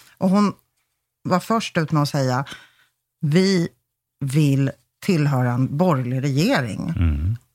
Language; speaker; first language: Swedish; early bilingual, other home language; Polish